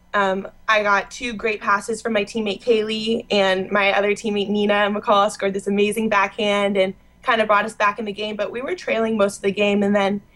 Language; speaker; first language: English; native; English